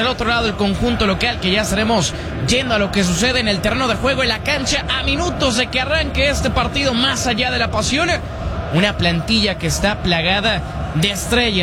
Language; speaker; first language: Spanish; native; Spanish